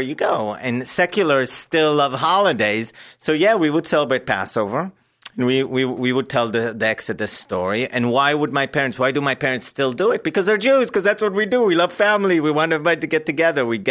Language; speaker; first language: English; non-native, fluent; Hebrew